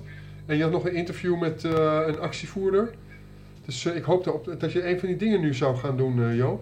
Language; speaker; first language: Dutch; native; Dutch